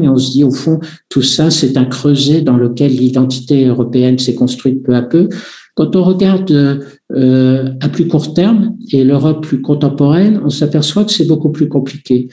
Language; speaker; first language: French; native; French